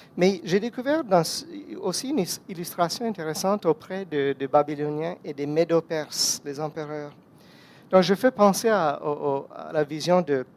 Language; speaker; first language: French; non-native, fluent; English